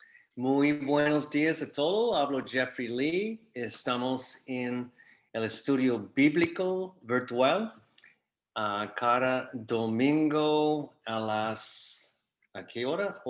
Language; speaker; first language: Spanish; non-native, fluent; English